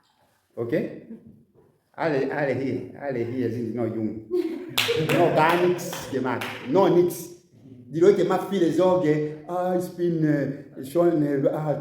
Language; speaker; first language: German; non-native, learner; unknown